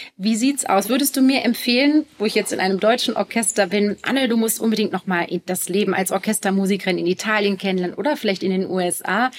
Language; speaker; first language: German; native; German